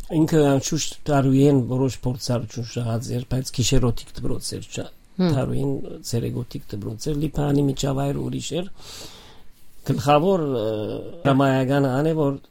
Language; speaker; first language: Armenian; native; Armenian